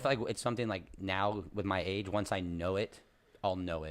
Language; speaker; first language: English; native; English